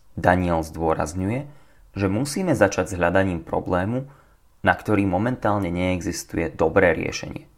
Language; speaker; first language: English; non-native, fluent; Slovak